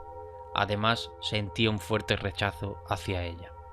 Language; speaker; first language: Spanish; native; Spanish